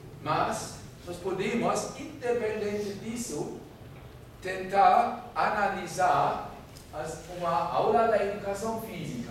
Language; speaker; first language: Portuguese; non-native, fluent; German